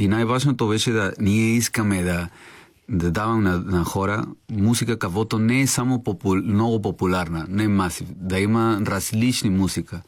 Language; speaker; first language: Bulgarian; non-native, learner; Spanish